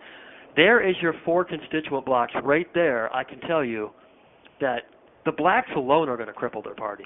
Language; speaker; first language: English; native; English